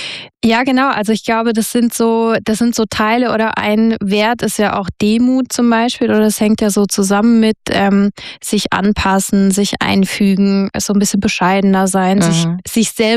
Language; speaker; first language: German; native; German